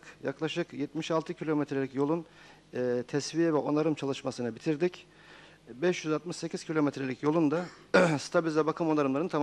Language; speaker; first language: Turkish; native; Turkish